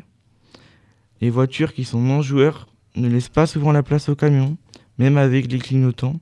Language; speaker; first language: French; native; French